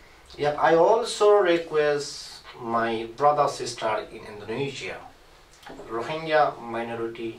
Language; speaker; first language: English; non-native, learner; Rohingya